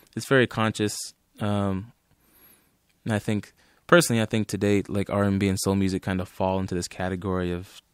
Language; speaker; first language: English; native; English